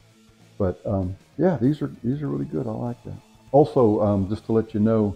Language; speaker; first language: English; native; English